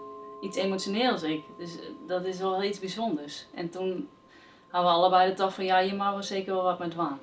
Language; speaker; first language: Dutch; non-native, local second language; Western Frisian